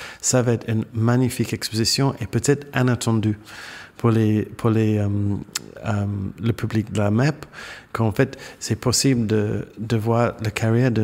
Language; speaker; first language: French; non-native, fluent; English